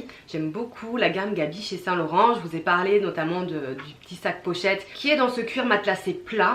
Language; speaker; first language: French; native; French